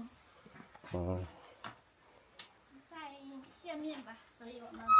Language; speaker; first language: Chinese; non-native, learner; Vietnamese